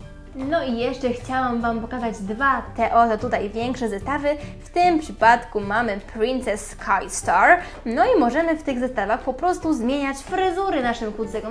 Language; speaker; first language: Polish; native; Polish